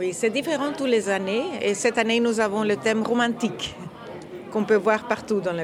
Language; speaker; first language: French; non-native, fluent; Dutch